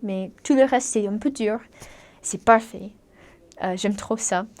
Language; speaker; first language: French; non-native, learner; English